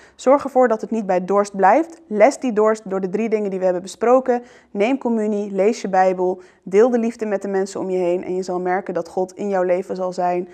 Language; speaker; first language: Dutch; early bilingual, other home language; Arabic